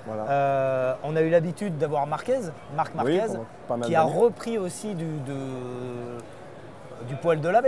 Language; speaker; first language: French; native; French